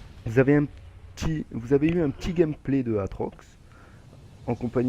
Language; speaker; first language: French; native; French